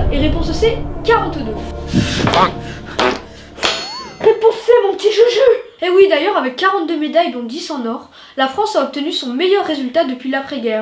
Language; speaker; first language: French; native; French